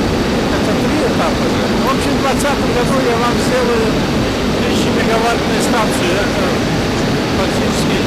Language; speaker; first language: Russian; non-native, local second language; Turkmen